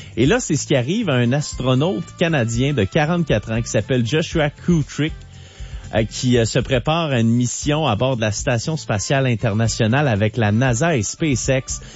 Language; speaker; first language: French; native; French